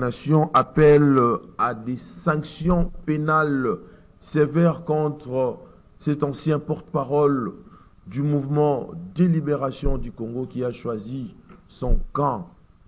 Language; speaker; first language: French; non-native, local second language; Lingala